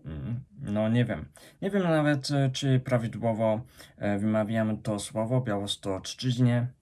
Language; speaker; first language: Polish; non-native, fluent; Japanese